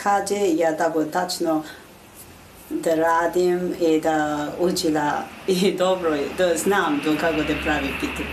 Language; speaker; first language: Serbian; non-native, learner; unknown